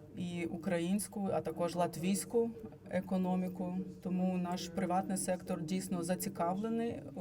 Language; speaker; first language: Ukrainian; non-native, fluent; Latvian